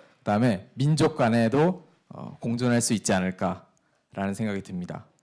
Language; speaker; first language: Korean; early bilingual, heritage; Korean